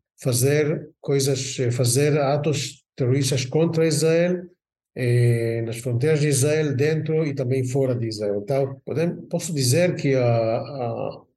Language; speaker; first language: Portuguese; non-native, fluent; Hebrew